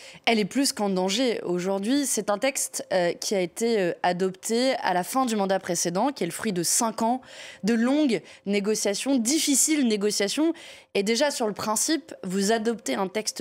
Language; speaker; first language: French; native; French